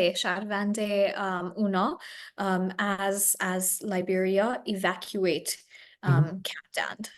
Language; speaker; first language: Persian; non-native, learner; English